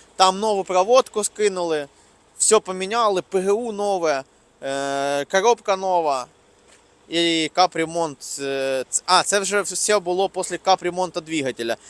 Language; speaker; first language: Ukrainian; non-native, local second language; Russian